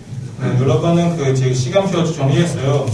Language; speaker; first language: Korean; non-native, learner; Chinese